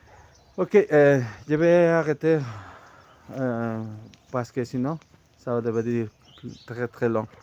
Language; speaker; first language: French; non-native, fluent; Spanish